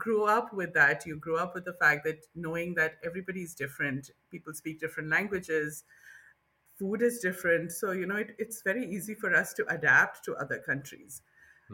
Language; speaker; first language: English; non-native, local second language; Bangla